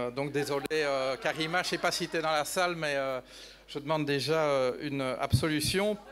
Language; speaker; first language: French; native; French